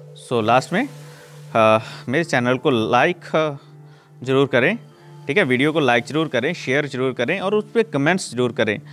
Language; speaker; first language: Hindi; non-native, local second language; Punjabi